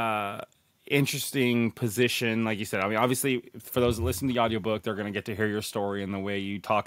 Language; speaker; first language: English; native; English